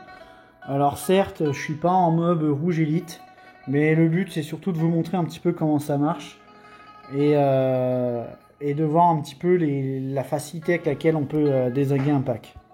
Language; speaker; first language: French; native; French